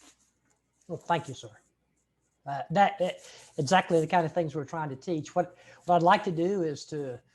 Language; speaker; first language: English; native; English